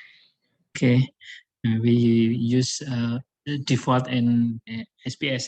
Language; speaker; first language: English; non-native, learner; Indonesian